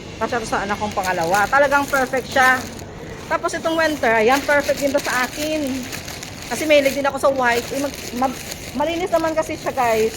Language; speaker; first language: Filipino; non-native, local second language; Cebuano